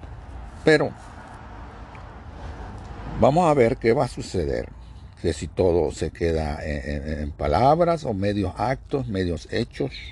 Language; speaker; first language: Spanish; native; Spanish